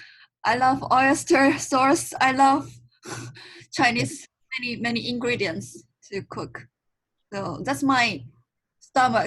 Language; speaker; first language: English; non-native, learner; Chinese